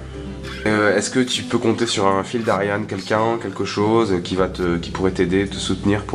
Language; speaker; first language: French; native; French